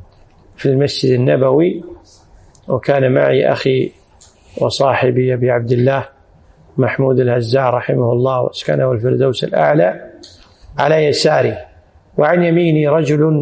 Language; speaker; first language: Arabic; native; Arabic